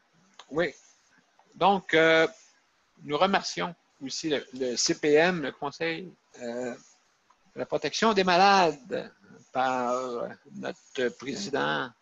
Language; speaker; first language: French; native; French